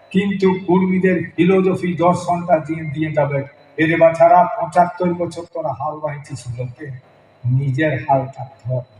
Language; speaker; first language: Bangla; non-native, local second language; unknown